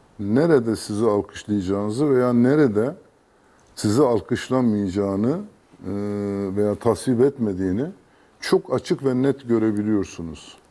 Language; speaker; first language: Turkish; non-native, local second language; Kurdish